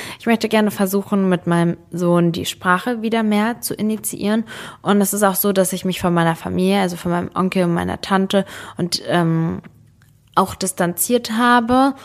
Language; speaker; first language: German; early bilingual, other home language; Serbian